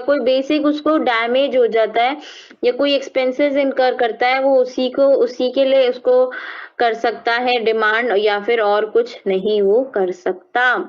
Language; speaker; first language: Hindi; native; Hindi